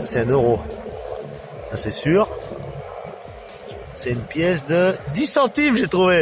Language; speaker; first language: French; native; French